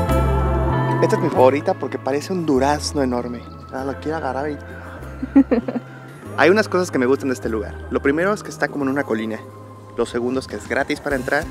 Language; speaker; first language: Spanish; native; Spanish